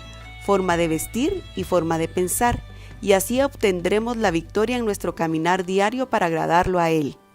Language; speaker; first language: Spanish; native; Spanish